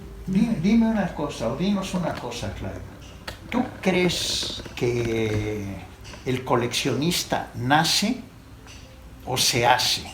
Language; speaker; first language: Spanish; native; Spanish